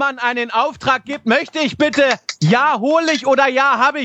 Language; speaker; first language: German; native; German